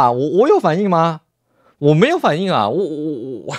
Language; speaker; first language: Chinese; native; Chinese